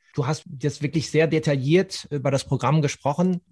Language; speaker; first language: German; native; German